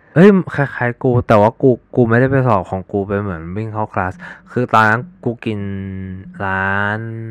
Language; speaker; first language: Thai; native; Thai